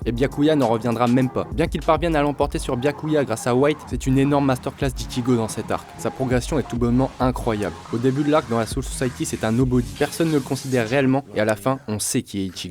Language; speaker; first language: French; native; French